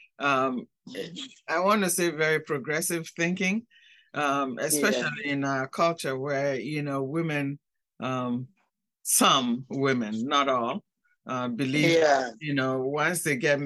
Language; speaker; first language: English; non-native, local second language; Akan